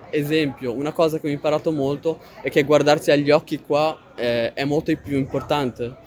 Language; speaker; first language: Italian; early bilingual, other home language; Arabic